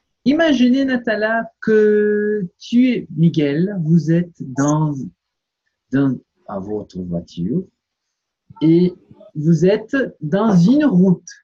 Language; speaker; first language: French; non-native, fluent; Portuguese